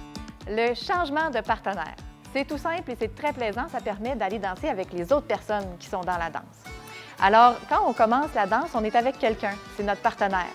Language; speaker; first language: French; native; French